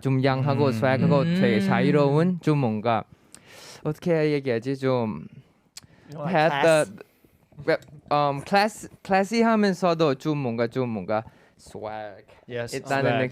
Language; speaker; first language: Korean; non-native, fluent; Thai